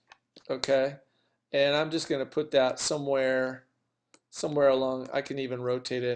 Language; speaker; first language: English; native; English